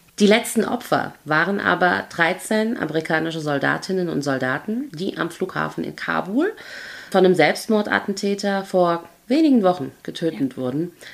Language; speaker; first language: German; native; German